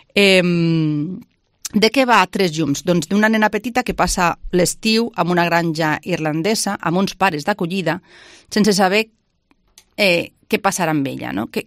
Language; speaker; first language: Catalan; native; Catalan